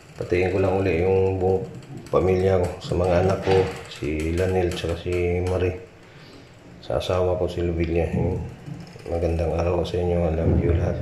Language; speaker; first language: Filipino; non-native, local second language; Cebuano